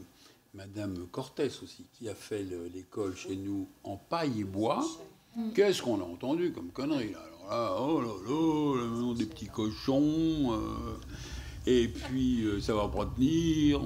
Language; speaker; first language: French; native; French